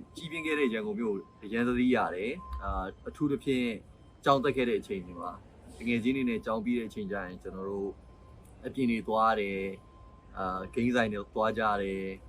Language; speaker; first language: Burmese; native; Burmese